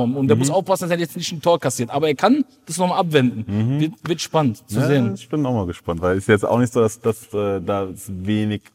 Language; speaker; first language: German; native; German